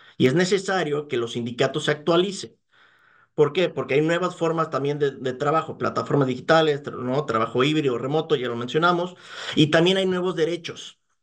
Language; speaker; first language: Spanish; native; Spanish